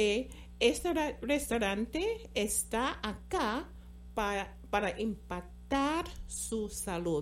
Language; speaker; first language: Spanish; non-native, fluent; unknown